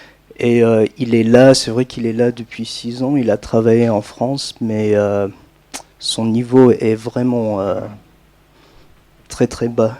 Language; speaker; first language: French; non-native, fluent; English